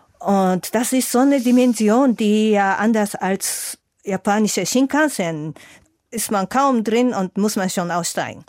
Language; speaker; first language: German; non-native, fluent; Japanese